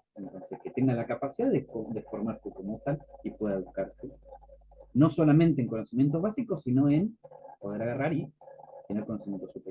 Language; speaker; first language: Spanish; native; Spanish